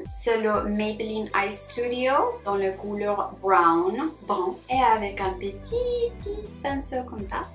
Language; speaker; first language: French; non-native, fluent; Spanish